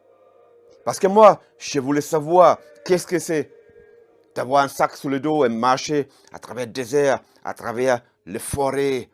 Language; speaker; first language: French; non-native, fluent; German